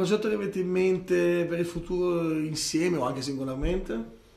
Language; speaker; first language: Italian; native; Italian